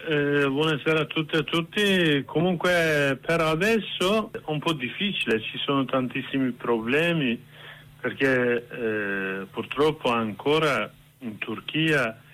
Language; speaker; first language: Italian; non-native, learner; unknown